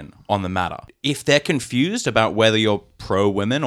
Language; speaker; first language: English; native; English